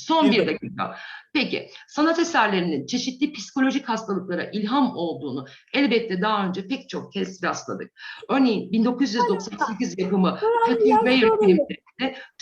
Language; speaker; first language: Turkish; native; Turkish